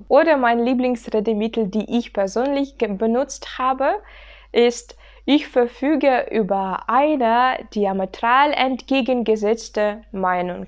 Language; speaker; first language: German; non-native, fluent; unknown